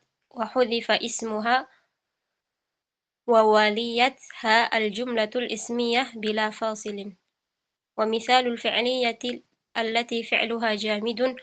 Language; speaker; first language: Arabic; non-native, learner; Indonesian